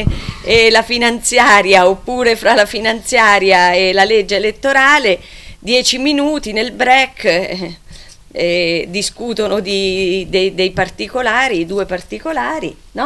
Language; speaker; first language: Italian; native; Italian